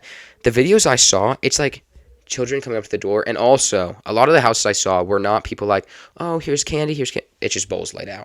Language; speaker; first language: English; native; English